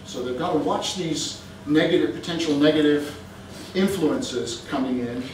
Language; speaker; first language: English; native; English